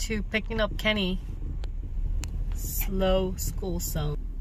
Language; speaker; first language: English; early bilingual, other home language; Spanish